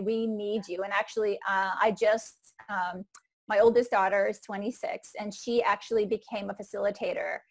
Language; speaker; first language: English; non-native, fluent; Icelandic